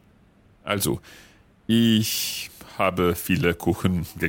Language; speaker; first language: German; non-native, learner; English